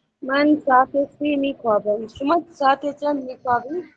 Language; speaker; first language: Persian; non-native, learner; Urdu